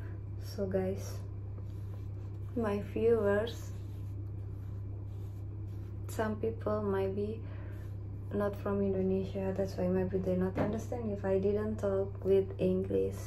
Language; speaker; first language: English; non-native, learner; Indonesian